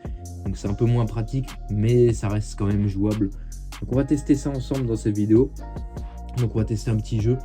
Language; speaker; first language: French; native; French